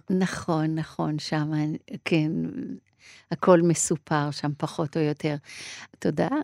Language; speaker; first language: Hebrew; early bilingual, other home language; Persian